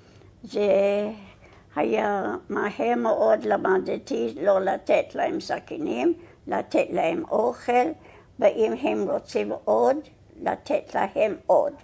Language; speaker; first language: Hebrew; non-native, fluent; English